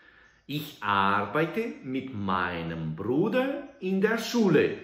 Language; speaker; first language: German; non-native, fluent; Portuguese